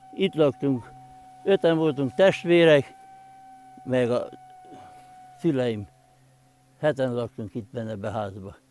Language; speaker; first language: Hungarian; non-native, local second language; German